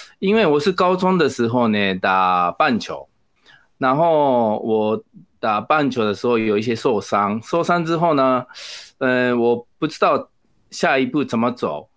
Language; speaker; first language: Chinese; non-native, fluent; Japanese